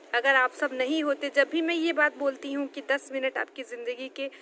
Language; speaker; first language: Hindi; native; Hindi